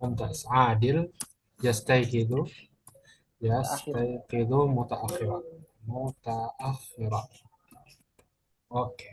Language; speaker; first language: Arabic; non-native, fluent; Indonesian